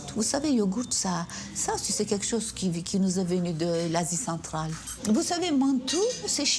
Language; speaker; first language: French; non-native, fluent; Turkish